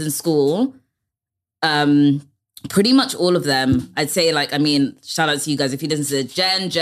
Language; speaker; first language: English; native; English